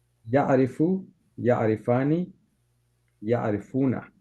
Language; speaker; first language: Arabic; non-native, learner; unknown